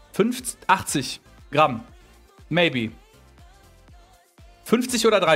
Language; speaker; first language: German; native; German